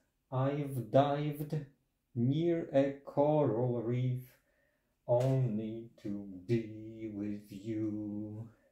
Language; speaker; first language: English; non-native, fluent; Polish